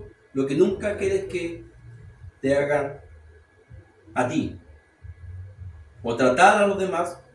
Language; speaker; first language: Spanish; native; Spanish